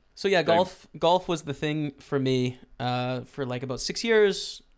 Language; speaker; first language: English; native; English